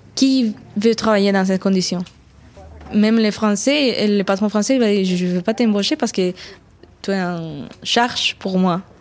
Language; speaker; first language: French; non-native, fluent; Spanish